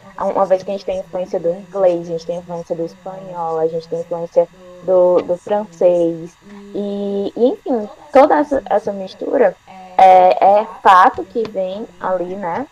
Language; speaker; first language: Portuguese; native; Portuguese